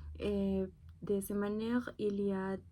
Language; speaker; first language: French; non-native, learner; Spanish